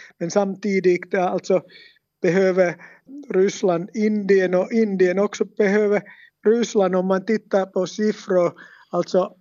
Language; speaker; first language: Swedish; non-native, local second language; Finnish